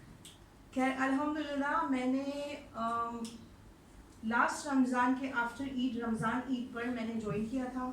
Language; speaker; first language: Urdu; non-native, local second language; Gujarati